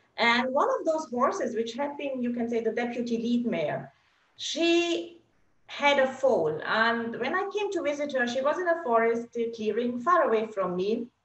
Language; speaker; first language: English; non-native, fluent; German